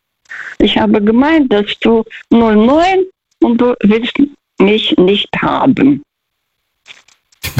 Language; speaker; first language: German; non-native, fluent; Russian